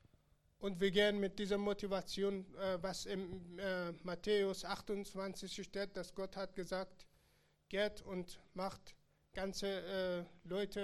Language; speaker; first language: German; non-native, learner; Persian